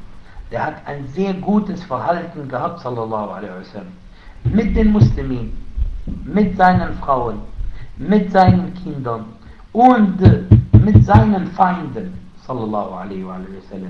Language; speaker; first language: German; non-native, fluent; Arabic